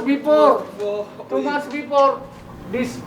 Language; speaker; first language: English; non-native, learner; Maranao